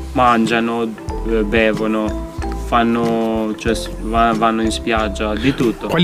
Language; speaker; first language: Italian; non-native, fluent; Albanian